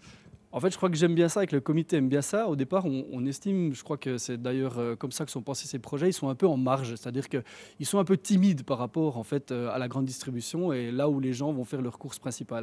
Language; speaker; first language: French; native; French